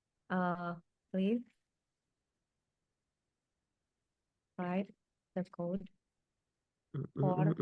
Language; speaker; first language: English; non-native, fluent; Indonesian